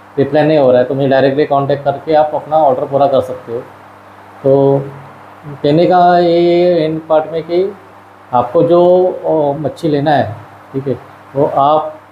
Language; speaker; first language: Hindi; non-native, local second language; Marathi